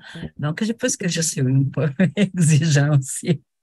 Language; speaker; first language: French; non-native, learner; Portuguese